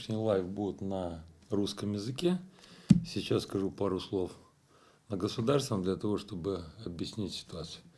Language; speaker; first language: Russian; non-native, local second language; Romanian